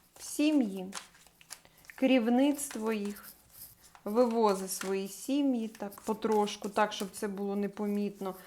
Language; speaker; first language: Ukrainian; non-native, local second language; Russian